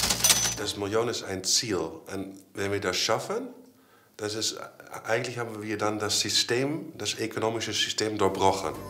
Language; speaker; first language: German; non-native, fluent; Dutch